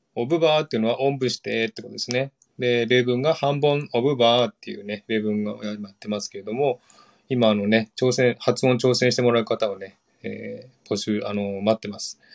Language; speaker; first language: Japanese; non-native, fluent; Korean